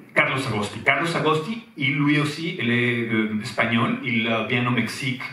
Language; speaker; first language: French; non-native, fluent; Spanish